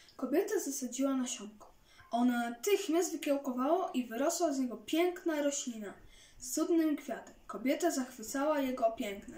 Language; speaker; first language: Polish; native; Polish